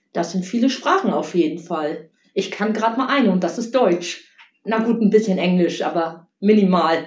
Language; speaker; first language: German; native; German